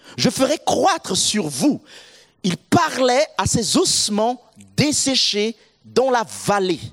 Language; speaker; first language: French; non-native, local second language; Sango